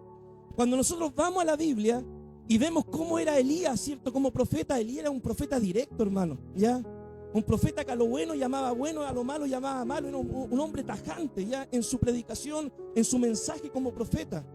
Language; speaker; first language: Spanish; native; Spanish